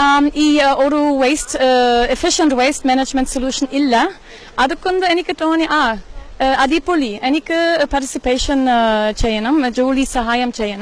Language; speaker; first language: Malayalam; non-native, learner; German